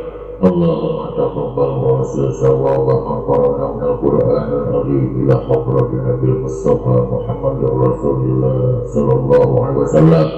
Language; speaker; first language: Arabic; non-native, fluent; Sundanese